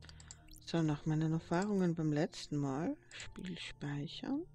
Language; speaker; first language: German; native; German